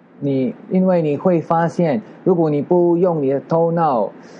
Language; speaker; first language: Chinese; non-native, learner; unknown